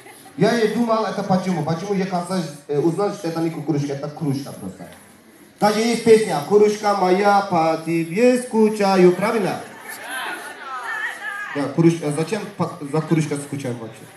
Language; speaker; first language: Russian; non-native, learner; Turkish